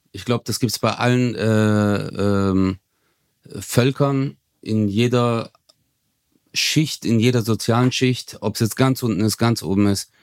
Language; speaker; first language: German; early bilingual, other home language; Turkish